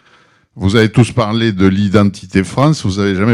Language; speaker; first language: French; native; French